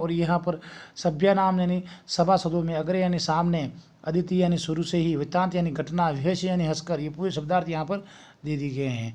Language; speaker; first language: Hindi; native; Hindi